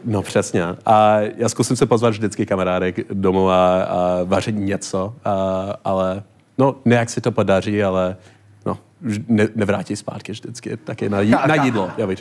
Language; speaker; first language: Czech; non-native, learner; English